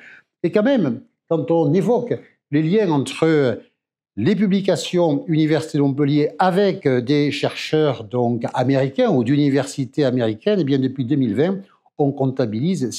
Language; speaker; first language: French; native; French